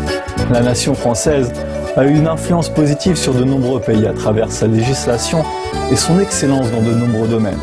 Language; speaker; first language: French; native; French